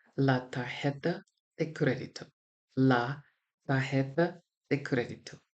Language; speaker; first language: Spanish; non-native, learner; English